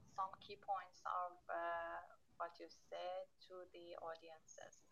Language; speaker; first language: English; non-native, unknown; Persian